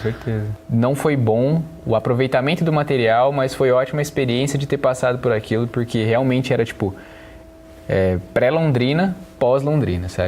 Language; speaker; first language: Portuguese; native; Portuguese